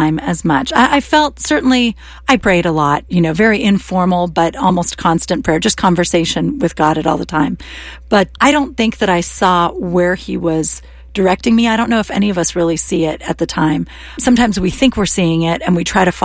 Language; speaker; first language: English; native; English